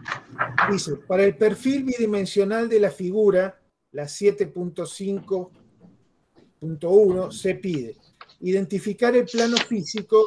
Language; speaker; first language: Spanish; native; Spanish